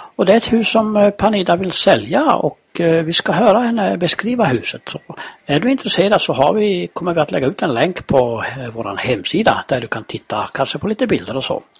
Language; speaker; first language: Swedish; native; Swedish